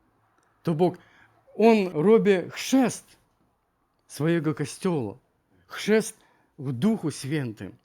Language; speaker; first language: Ukrainian; non-native, learner; Russian